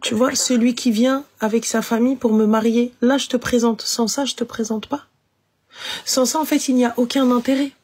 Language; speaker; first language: French; native; French